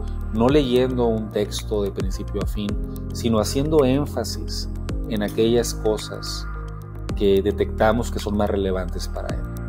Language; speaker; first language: Spanish; native; Spanish